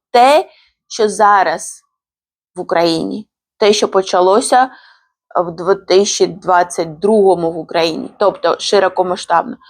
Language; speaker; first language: Ukrainian; non-native, fluent; Georgian